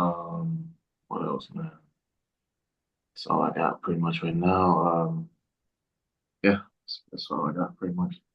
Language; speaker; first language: English; native; English